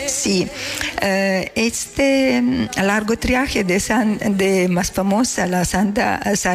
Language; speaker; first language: Spanish; non-native, learner; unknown